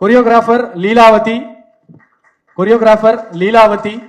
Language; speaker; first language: Tamil; native; Tamil